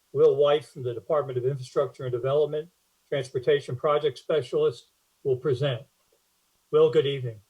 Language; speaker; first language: English; native; English